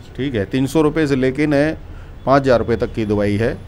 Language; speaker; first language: Hindi; native; Hindi